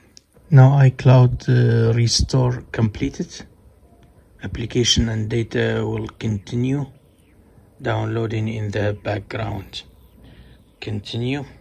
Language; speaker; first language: English; non-native, fluent; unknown